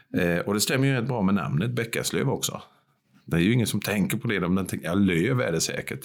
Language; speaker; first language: Swedish; native; Swedish